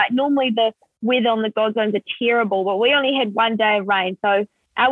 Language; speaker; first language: English; native; English